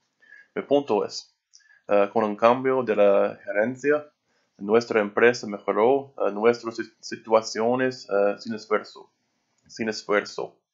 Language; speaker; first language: Spanish; non-native, learner; English